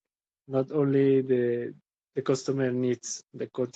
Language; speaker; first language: English; non-native, learner; Spanish